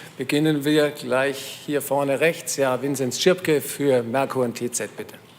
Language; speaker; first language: German; native; German